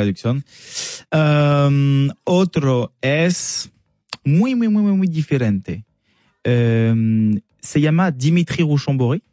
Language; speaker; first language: Spanish; non-native, learner; French